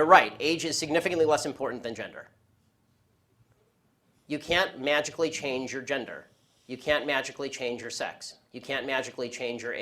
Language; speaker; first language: English; native; English